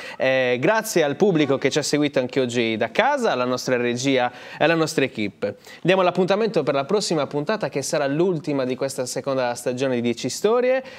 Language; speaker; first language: Italian; native; Italian